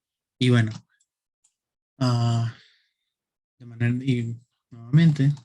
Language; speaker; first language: Spanish; native; Spanish